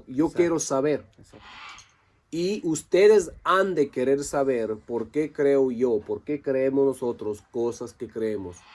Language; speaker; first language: Spanish; non-native, local second language; Low German